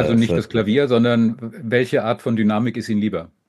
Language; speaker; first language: German; native; German